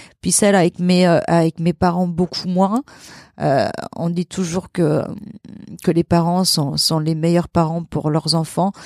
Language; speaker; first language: French; early bilingual, other home language; Portuguese